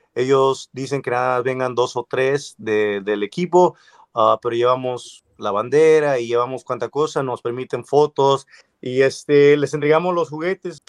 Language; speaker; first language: Spanish; early bilingual, other home language; English